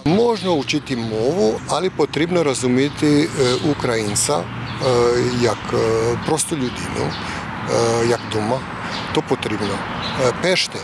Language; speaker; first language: Ukrainian; non-native, learner; Croatian